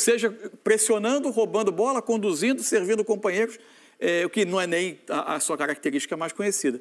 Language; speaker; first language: Portuguese; native; Portuguese